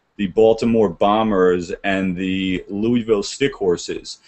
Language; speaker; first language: English; native; English